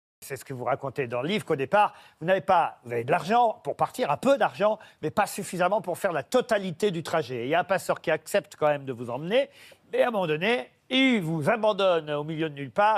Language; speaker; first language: French; native; French